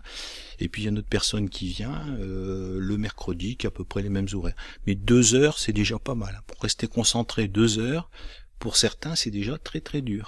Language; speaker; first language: French; native; French